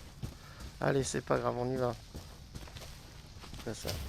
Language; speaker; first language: French; native; French